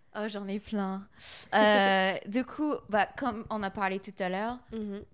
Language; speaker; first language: French; non-native, fluent; English